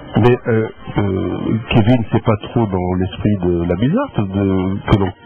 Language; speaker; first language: French; native; French